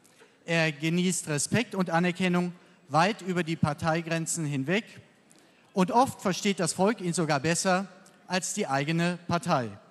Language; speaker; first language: German; native; German